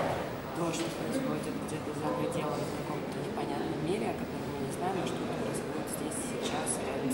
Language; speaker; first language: Russian; native; Russian